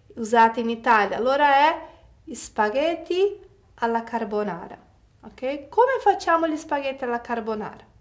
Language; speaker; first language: Italian; non-native, fluent; Portuguese